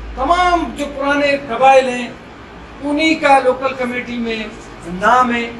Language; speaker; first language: Urdu; non-native, local second language; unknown